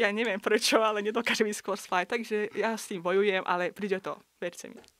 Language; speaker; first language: Slovak; non-native, fluent; Russian